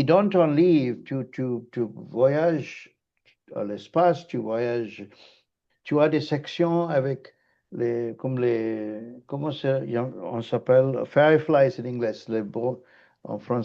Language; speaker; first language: French; non-native, fluent; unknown